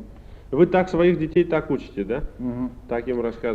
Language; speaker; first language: Russian; native; Russian